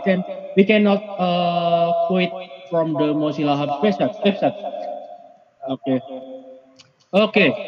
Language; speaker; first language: English; non-native, learner; Indonesian